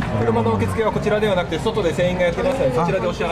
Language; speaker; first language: Japanese; native; Japanese